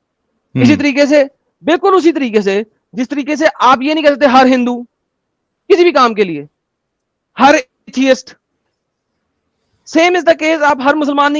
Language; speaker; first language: Hindi; native; Hindi